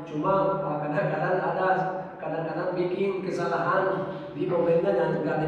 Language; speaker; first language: Indonesian; non-native, fluent; Portuguese